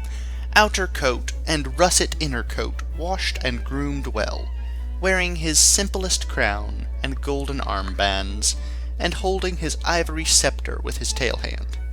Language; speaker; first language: English; native; English